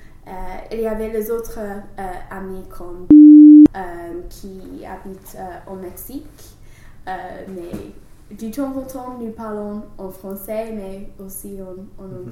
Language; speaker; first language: French; non-native, learner; English